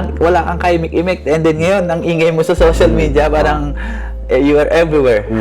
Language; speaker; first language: Filipino; native; Filipino